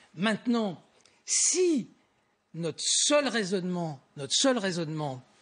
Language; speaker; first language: French; native; French